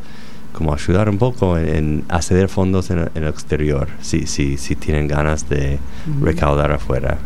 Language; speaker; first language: Spanish; non-native, fluent; English